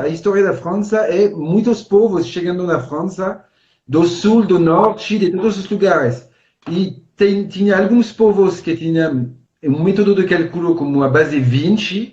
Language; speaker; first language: Portuguese; non-native, fluent; French